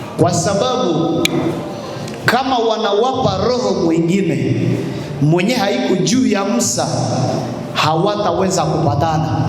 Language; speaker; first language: Swahili; native; Swahili